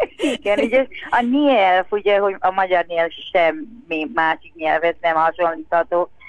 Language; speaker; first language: Hungarian; non-native, fluent; Spanish